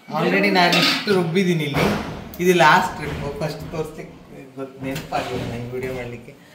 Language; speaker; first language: Kannada; native; Kannada